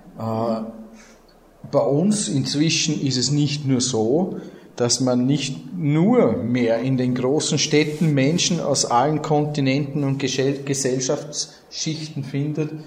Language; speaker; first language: German; native; German